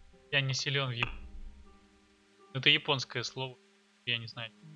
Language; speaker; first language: Russian; native; Russian